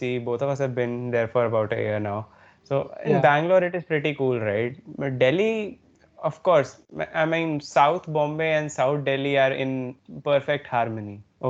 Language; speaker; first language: English; non-native, local second language; Hindi